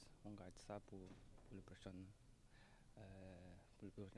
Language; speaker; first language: French; non-native, learner; Portuguese